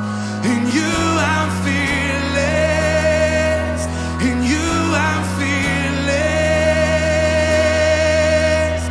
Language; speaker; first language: English; non-native, local second language; Filipino